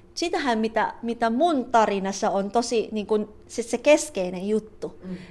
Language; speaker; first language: Finnish; non-native, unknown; Filipino